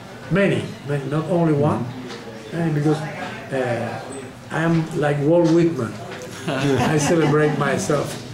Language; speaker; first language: English; non-native, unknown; Spanish